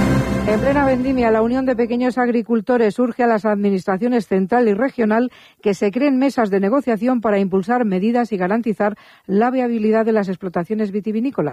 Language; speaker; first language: Spanish; native; Spanish